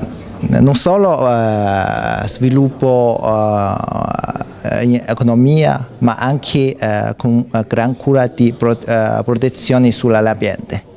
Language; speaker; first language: Italian; non-native, learner; Chinese